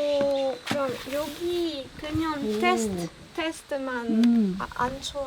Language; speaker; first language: Korean; non-native, learner; French